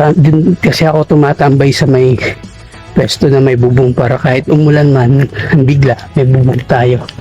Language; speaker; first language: Filipino; native; Filipino